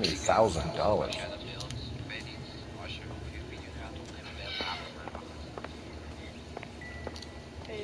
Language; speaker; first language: Dutch; native; Dutch